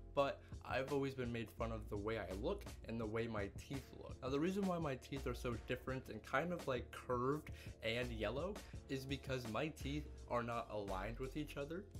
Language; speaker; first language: English; native; English